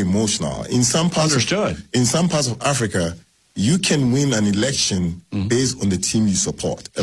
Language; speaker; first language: English; non-native, local second language; Akan